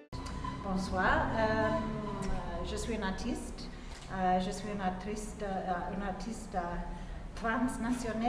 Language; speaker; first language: French; non-native, fluent; English